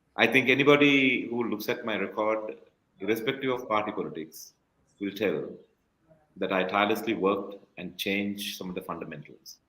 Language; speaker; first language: English; non-native, local second language; Tamil